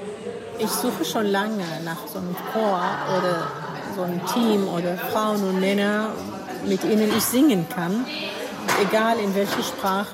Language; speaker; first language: German; non-native, fluent; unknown